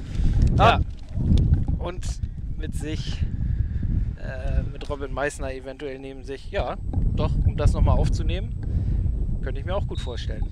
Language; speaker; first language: German; native; German